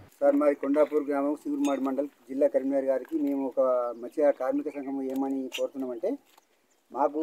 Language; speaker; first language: Telugu; native; Telugu